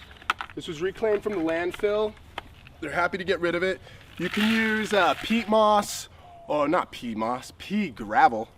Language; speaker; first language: English; native; English